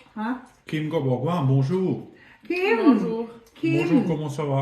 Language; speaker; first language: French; non-native, learner; Thai